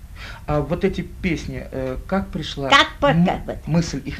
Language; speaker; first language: Russian; native; Russian